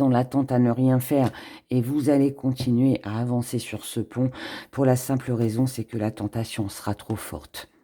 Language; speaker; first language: French; native; French